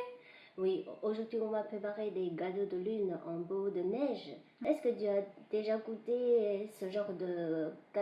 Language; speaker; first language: French; non-native, fluent; Chinese